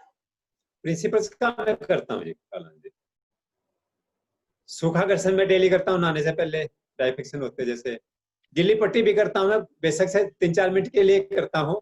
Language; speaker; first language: Hindi; native; Hindi